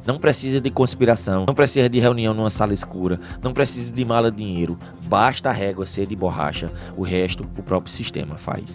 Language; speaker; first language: Portuguese; native; Portuguese